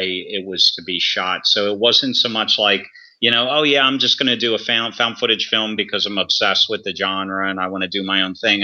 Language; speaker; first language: English; native; English